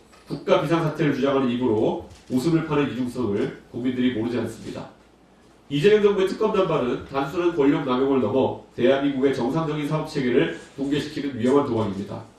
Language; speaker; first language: Korean; native; Korean